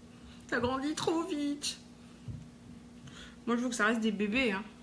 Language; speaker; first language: French; native; French